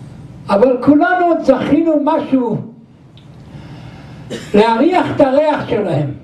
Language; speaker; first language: Hebrew; non-native, local second language; Yiddish